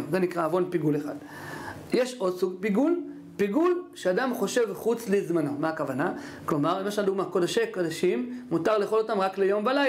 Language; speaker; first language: Hebrew; native; Hebrew